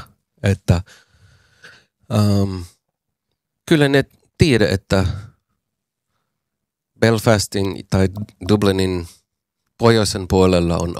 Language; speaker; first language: Finnish; non-native, learner; English